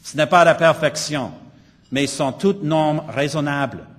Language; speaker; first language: French; non-native, local second language; English